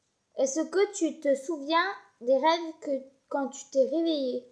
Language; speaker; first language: French; native; French